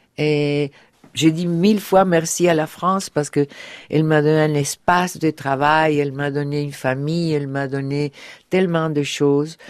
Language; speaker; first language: French; non-native, fluent; Spanish